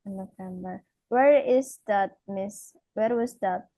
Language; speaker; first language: English; non-native, fluent; Indonesian